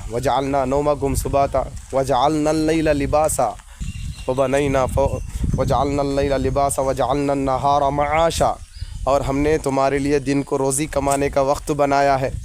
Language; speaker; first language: Urdu; native; Urdu